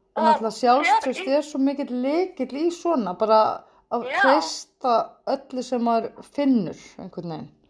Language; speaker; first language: Icelandic; non-native, fluent; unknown